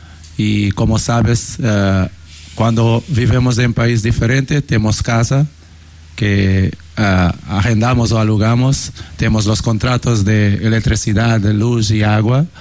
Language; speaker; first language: Portuguese; non-native, local second language; Kabuverdianu